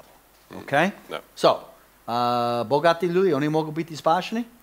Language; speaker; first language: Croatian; non-native, fluent; English